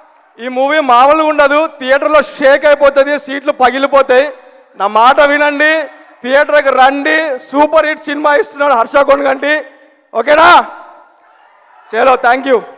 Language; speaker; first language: Telugu; native; Telugu